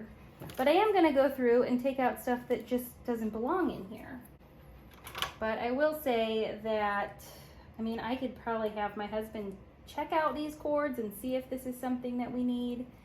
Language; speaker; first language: English; native; English